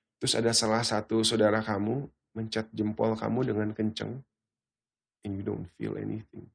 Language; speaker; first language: Indonesian; early bilingual, heritage; Indonesian